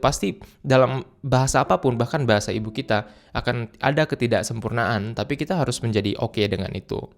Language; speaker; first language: Indonesian; native; Indonesian